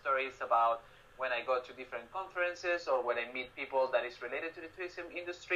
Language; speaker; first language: English; non-native, fluent; Spanish